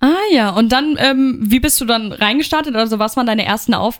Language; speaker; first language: German; native; German